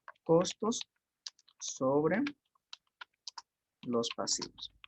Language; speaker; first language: Spanish; native; Spanish